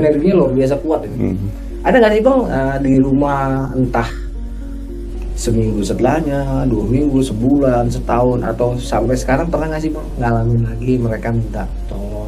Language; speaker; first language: Indonesian; native; Indonesian